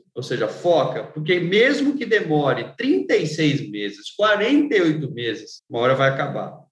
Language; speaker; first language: Portuguese; native; Portuguese